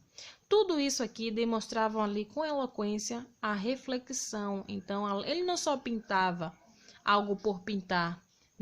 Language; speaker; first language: Portuguese; native; Portuguese